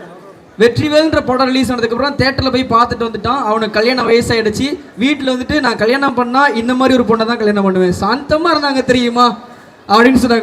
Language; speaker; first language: Tamil; native; Tamil